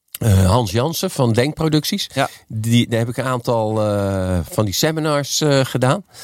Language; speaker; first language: Dutch; native; Dutch